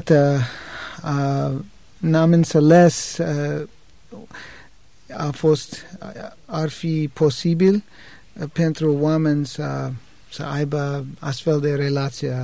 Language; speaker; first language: Romanian; non-native, learner; English